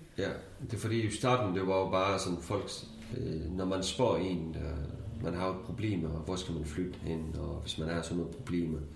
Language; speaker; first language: Danish; non-native, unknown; Kurdish